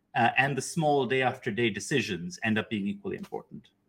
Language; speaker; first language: English; non-native, local second language; Urdu